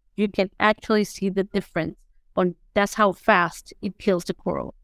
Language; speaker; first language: English; non-native, fluent; Spanish